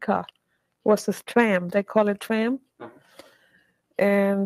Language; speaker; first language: English; non-native, fluent; German